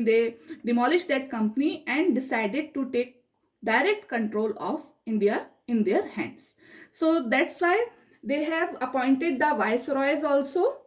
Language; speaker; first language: English; non-native, local second language; Hindi